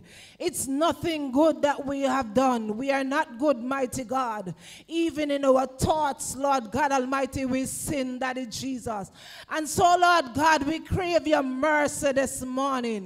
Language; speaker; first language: English; non-native, local second language; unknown